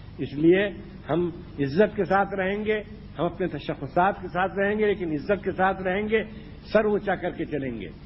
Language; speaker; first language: Urdu; native; Urdu